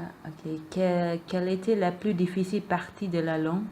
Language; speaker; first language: French; non-native, learner; Malay